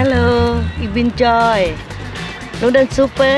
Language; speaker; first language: German; non-native, learner; Thai